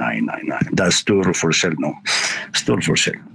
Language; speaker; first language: Norwegian; non-native, fluent; Arabic